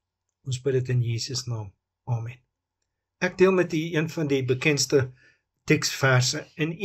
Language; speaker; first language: Afrikaans; native; Afrikaans